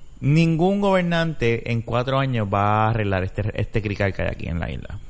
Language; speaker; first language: Spanish; native; Spanish